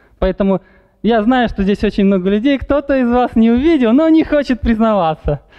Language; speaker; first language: Russian; native; Russian